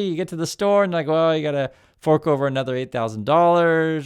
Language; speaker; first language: English; native; English